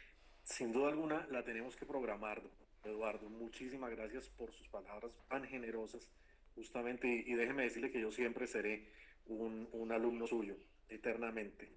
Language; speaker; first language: Spanish; native; Spanish